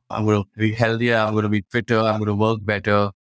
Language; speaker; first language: English; non-native, local second language; Hindi